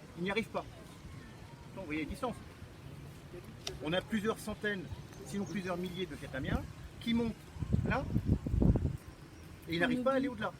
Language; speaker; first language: French; native; French